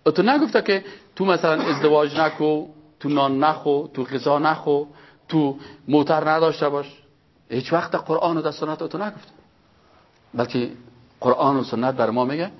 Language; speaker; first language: Persian; native; Persian